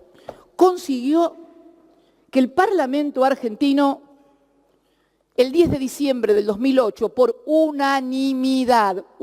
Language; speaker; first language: Spanish; native; Spanish